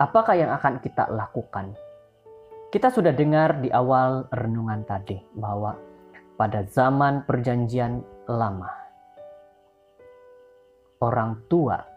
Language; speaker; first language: Indonesian; native; Indonesian